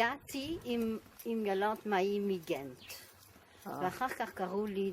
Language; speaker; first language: Hebrew; non-native, fluent; French